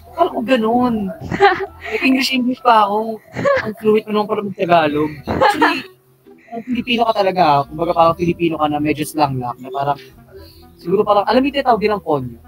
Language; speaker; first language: Filipino; native; Filipino